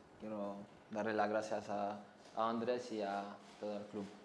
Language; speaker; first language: Spanish; non-native, learner; French